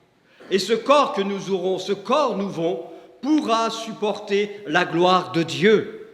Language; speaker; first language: French; native; French